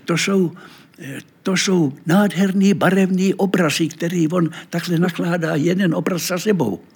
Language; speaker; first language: Czech; non-native, fluent; Finnish